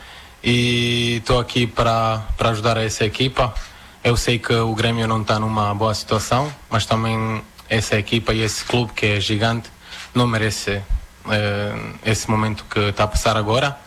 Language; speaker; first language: Portuguese; non-native, fluent; Croatian